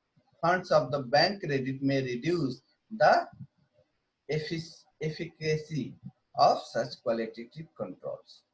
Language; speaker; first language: English; non-native, local second language; Hindi